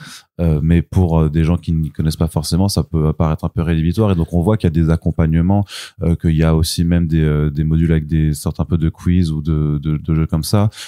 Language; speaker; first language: French; native; French